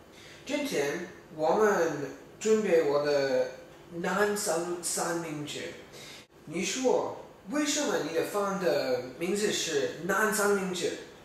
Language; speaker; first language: Chinese; non-native, learner; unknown